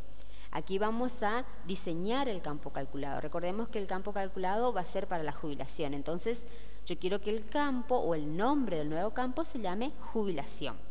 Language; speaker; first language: Spanish; native; Spanish